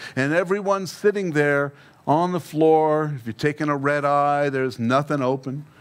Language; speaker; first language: English; native; English